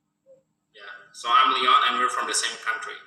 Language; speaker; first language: English; non-native, fluent; Indonesian